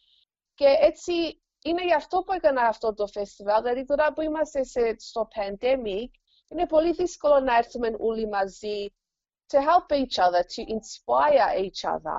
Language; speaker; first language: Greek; early bilingual, heritage; English